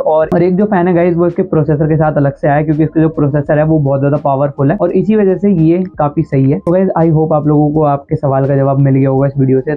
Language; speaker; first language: Hindi; native; Hindi